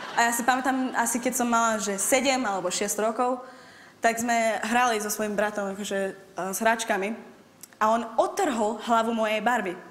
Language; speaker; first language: Slovak; non-native, fluent; Persian